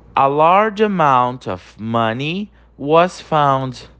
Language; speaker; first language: English; non-native, fluent; Portuguese